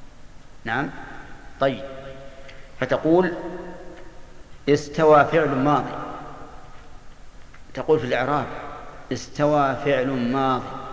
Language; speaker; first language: Arabic; native; Arabic